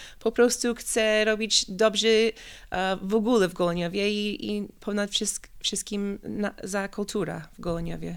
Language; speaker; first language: Polish; non-native, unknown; English